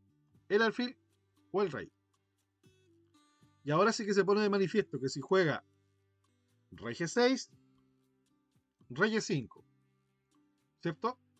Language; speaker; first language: Spanish; native; Spanish